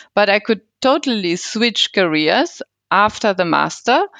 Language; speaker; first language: English; non-native, fluent; German